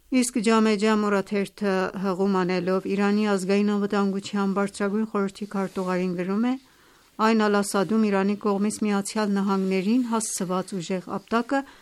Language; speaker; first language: Armenian; native; Armenian